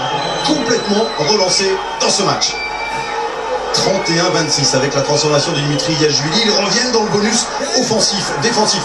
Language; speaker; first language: French; native; French